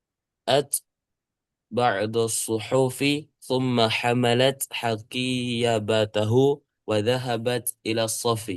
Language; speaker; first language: Arabic; non-native, learner; Indonesian